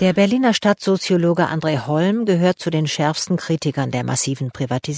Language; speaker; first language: German; native; German